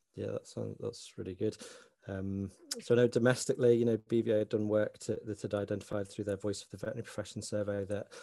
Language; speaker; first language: English; native; English